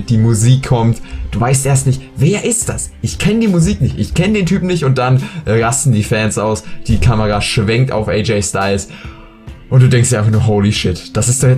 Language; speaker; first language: German; native; German